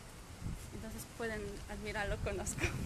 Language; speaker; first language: Spanish; non-native, fluent; Polish